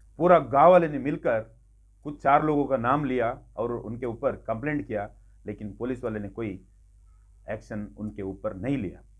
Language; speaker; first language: Hindi; non-native, local second language; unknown